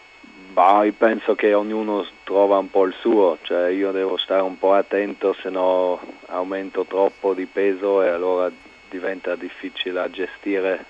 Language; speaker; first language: Italian; non-native, local second language; German